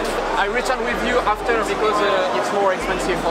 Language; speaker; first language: English; non-native, learner; French